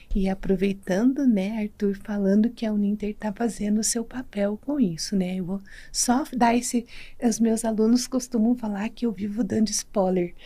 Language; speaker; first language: Portuguese; native; Portuguese